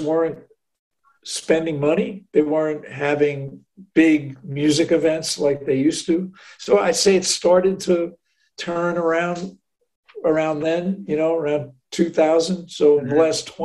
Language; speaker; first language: English; native; English